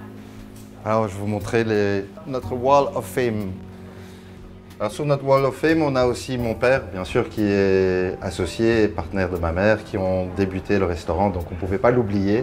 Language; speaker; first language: French; native; French